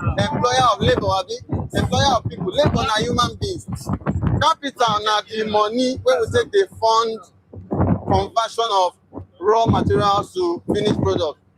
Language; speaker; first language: Nigerian Pidgin; native; Nigerian Pidgin